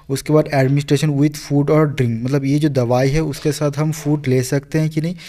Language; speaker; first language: Hindi; non-native, local second language; Bangla